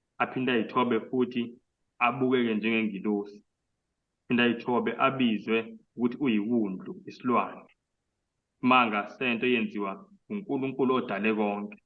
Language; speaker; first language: Zulu; non-native, local second language; Xhosa